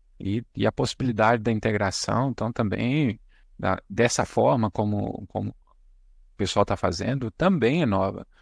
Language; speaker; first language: Portuguese; native; Portuguese